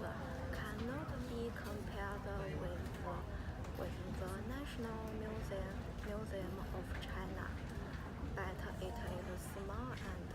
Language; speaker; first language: English; non-native, learner; Chinese